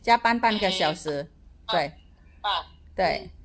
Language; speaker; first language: Chinese; non-native, fluent; Indonesian